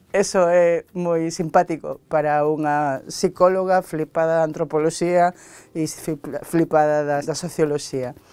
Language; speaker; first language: Galician; native; Galician